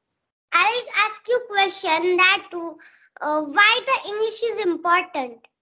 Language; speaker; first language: English; non-native, local second language; Marathi